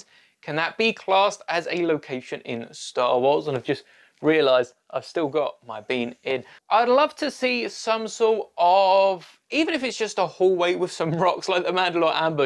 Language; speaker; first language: English; native; English